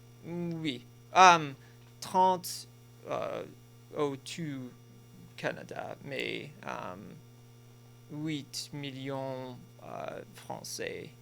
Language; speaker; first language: French; non-native, learner; English